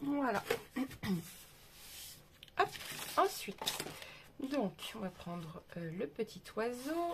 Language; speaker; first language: French; native; French